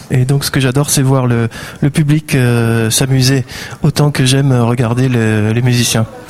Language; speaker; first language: French; native; French